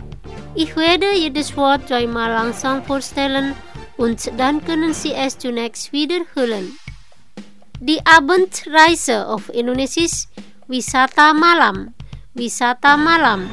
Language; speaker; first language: German; non-native, fluent; Indonesian